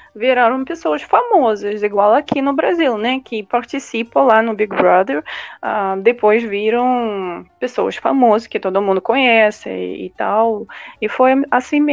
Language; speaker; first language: Portuguese; non-native, fluent; Russian